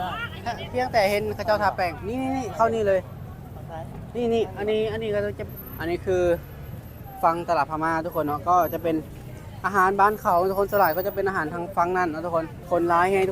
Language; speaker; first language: Thai; non-native, local second language; Northeastern Thai